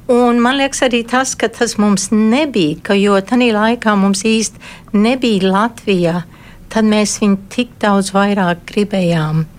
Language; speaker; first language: Latvian; early bilingual, heritage; Latvian